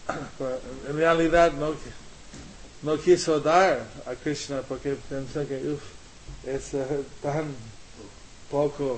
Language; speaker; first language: Spanish; non-native, learner; English